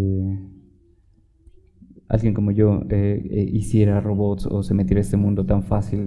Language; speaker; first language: Spanish; native; Spanish